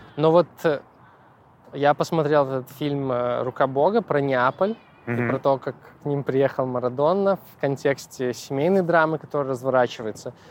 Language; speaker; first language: Russian; native; Russian